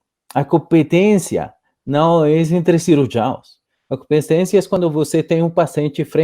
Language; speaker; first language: Portuguese; non-native, fluent; Spanish